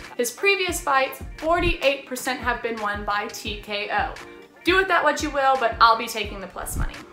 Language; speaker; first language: English; native; English